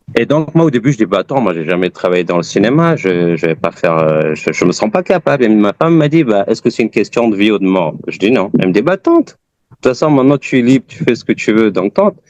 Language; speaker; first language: French; early bilingual, other home language; Persian